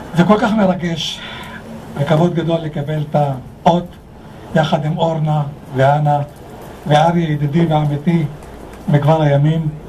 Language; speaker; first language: Hebrew; non-native, local second language; Arabic